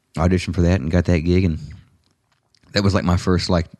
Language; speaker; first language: English; native; English